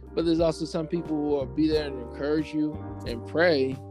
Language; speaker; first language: English; native; English